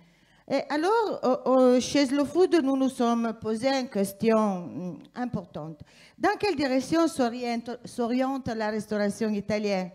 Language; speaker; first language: French; non-native, fluent; Italian